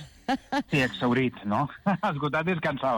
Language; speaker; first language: Catalan; non-native, local second language; Spanish